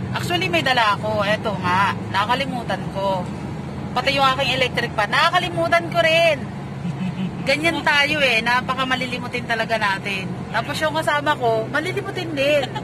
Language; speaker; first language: Filipino; native; Filipino